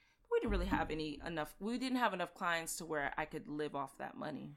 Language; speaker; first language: English; native; English